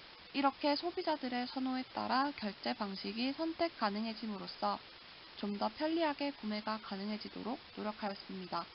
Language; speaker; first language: Korean; native; Korean